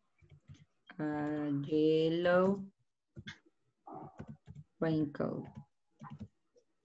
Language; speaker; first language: English; non-native, learner; Spanish